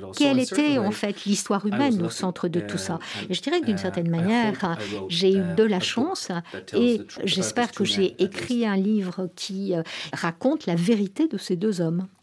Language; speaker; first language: French; non-native, fluent; English